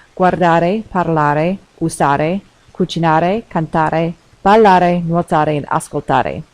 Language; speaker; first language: Italian; non-native, fluent; English